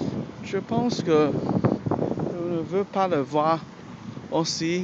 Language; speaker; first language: French; non-native, learner; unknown